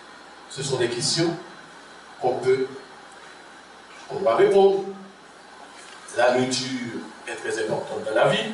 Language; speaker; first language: French; non-native, local second language; Haitian Creole